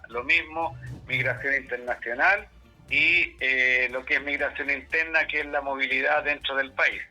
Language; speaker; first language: Spanish; native; Spanish